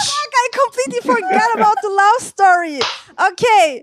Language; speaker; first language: English; non-native, fluent; Turkish